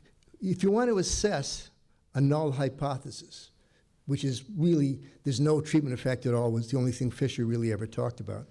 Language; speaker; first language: English; native; English